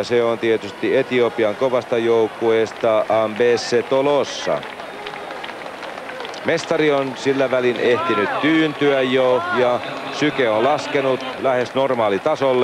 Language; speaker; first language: Finnish; native; Finnish